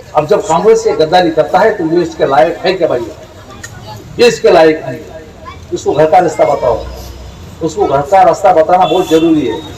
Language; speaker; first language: Hindi; non-native, local second language; Urdu